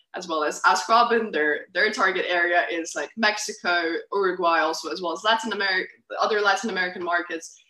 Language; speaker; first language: English; non-native, fluent; Lithuanian